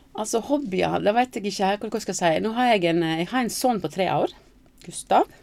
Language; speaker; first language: Norwegian; native; Norwegian